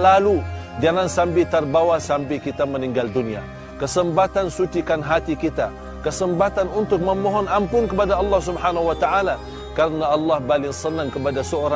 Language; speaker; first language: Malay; non-native, fluent; Arabic